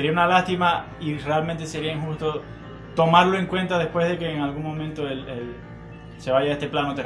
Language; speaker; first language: Spanish; native; Spanish